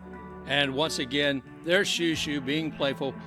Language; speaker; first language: English; native; English